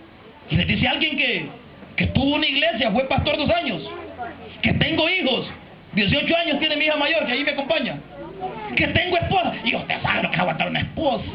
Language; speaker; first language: Spanish; native; Spanish